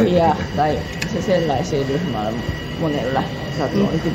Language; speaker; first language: Finnish; non-native, fluent; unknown